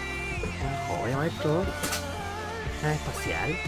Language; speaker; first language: Spanish; native; Spanish